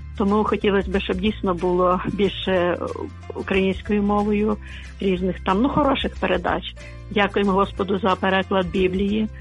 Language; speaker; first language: Ukrainian; native; Ukrainian